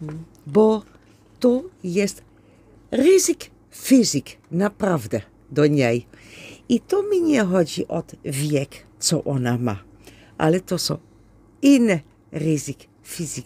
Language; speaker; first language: Polish; non-native, learner; Dutch